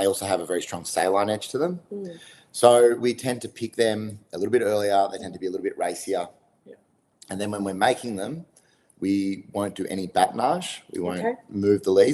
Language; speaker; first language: English; native; English